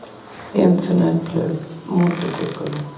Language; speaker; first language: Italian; non-native, learner; Swedish